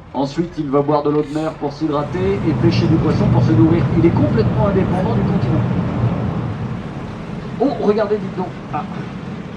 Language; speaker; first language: French; native; French